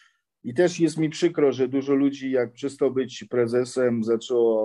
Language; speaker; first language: Polish; early bilingual, heritage; Polish